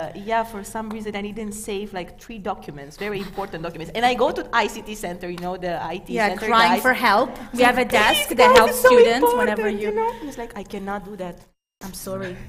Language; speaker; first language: English; non-native, fluent; Romanian